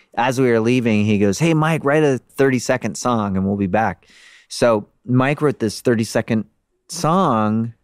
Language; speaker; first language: English; native; English